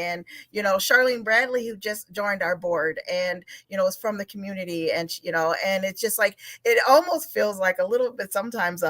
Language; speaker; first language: English; native; English